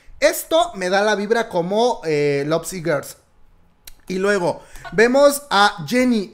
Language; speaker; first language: Spanish; native; Spanish